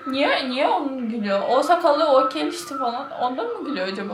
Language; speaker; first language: Turkish; non-native, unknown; Russian